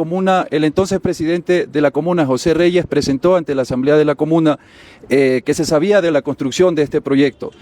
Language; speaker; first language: Spanish; native; Spanish